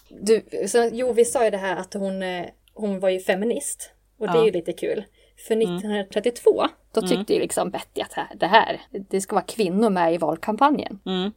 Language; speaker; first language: Swedish; native; Swedish